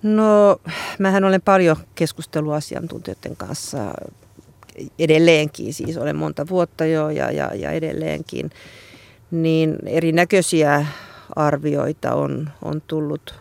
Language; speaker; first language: Finnish; native; Finnish